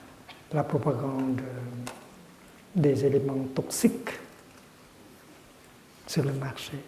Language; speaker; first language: French; non-native, fluent; Vietnamese